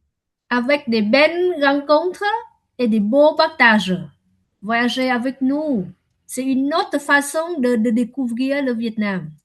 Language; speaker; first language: French; non-native, learner; Vietnamese